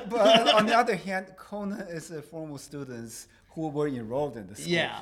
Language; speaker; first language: English; non-native, fluent; Chinese